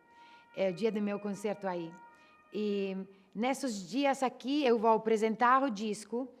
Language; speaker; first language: Portuguese; non-native, learner; Italian